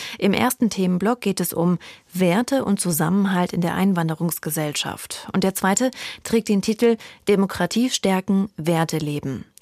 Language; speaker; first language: German; native; German